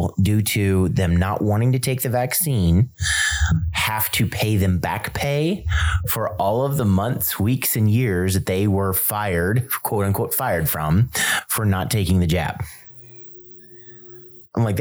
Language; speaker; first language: English; native; English